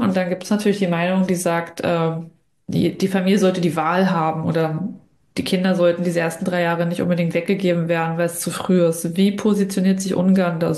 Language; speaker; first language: German; native; German